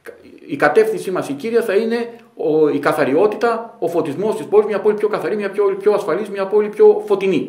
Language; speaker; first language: Greek; native; Greek